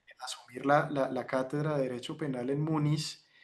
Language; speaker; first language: Spanish; native; Spanish